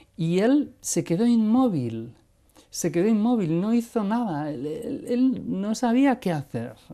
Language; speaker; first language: Spanish; non-native, local second language; Basque